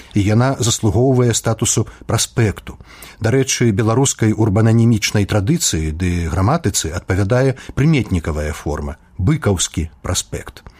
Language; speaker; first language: Belarusian; native; Belarusian